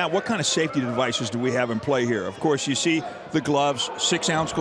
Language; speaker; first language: English; native; English